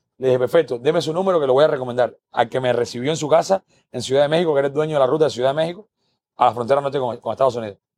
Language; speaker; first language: Spanish; native; Spanish